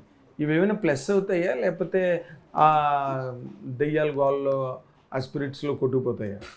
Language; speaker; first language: Telugu; native; Telugu